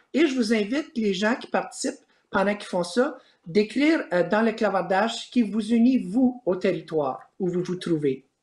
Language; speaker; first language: French; native; French